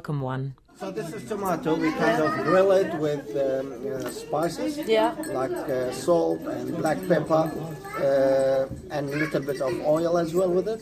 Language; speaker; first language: English; non-native, fluent; Assyrian Neo-Aramaic